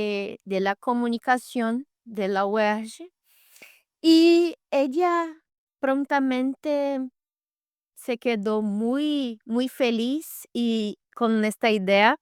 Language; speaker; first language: Spanish; non-native, fluent; Portuguese